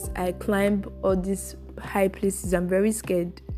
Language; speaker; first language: English; non-native, local second language; Yoruba